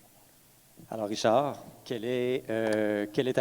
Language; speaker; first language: French; native; French